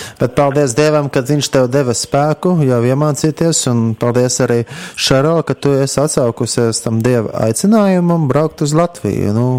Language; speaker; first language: Latvian; native; Latvian